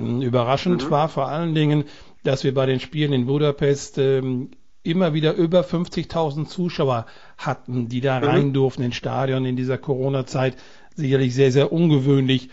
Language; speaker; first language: German; native; German